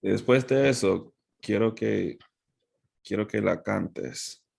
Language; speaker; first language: Spanish; non-native, fluent; English